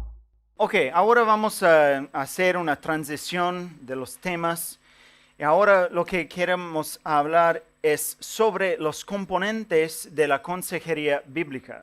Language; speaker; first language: Spanish; non-native, fluent; English